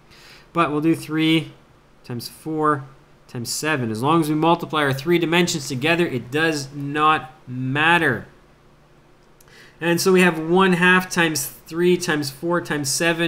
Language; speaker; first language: English; native; English